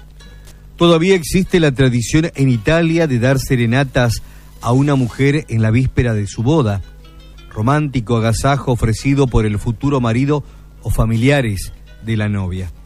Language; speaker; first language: Spanish; native; Spanish